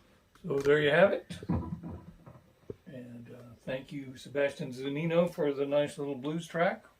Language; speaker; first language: English; native; English